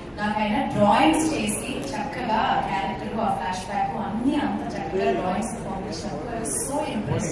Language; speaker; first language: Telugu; non-native, fluent; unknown